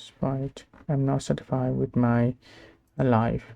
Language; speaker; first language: English; non-native, learner; Vietnamese